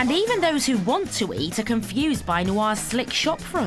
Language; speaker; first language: English; native; English